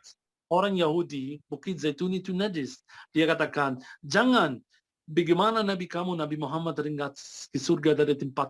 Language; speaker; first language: Indonesian; non-native, fluent; Arabic